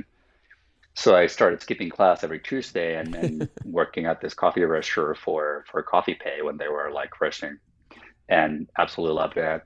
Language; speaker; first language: English; non-native, fluent; Finnish